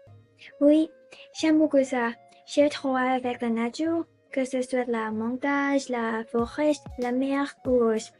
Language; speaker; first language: French; non-native, learner; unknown